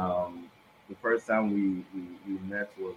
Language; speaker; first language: English; non-native, local second language; Krio